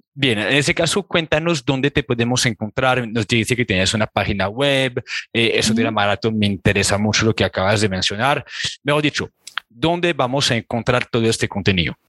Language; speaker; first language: Spanish; native; Spanish